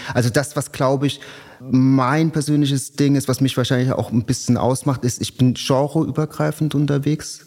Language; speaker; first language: German; native; German